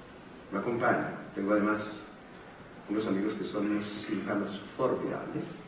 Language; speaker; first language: Spanish; native; Spanish